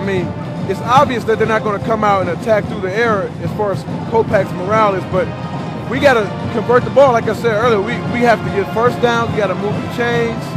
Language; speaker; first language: English; native; English